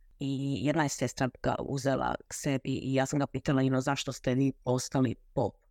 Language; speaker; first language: Croatian; early bilingual, heritage; Croatian